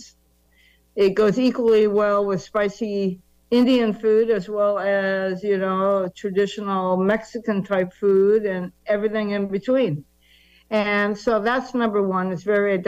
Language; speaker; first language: English; native; English